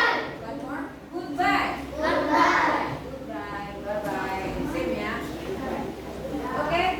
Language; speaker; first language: English; non-native, learner; Indonesian